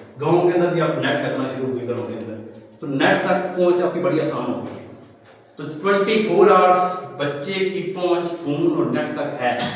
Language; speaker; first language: Urdu; non-native, local second language; Pahari-Potwari